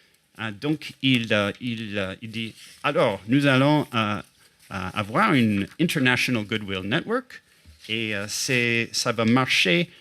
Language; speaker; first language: French; non-native, fluent; English